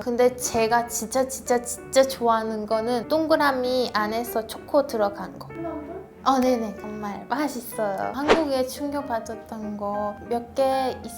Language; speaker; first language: Korean; non-native, fluent; Persian